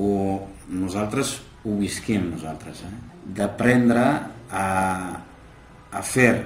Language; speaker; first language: Catalan; non-native, fluent; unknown